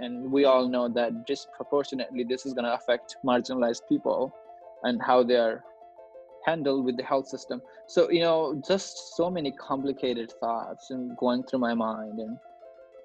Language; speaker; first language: English; non-native, local second language; Nepali